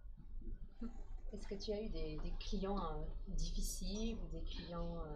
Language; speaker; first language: French; native; French